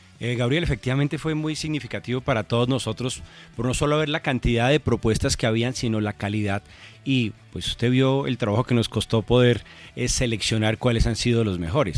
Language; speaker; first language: Spanish; native; Spanish